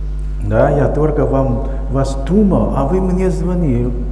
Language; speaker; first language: Russian; non-native, learner; Chinese